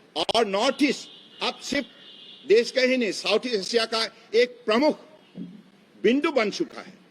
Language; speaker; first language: Hindi; non-native, local second language; Assamese